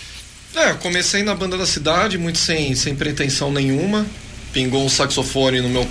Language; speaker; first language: Portuguese; native; Portuguese